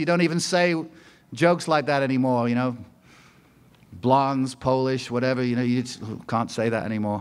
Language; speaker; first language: English; native; English